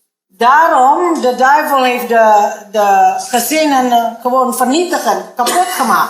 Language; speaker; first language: Dutch; non-native, learner; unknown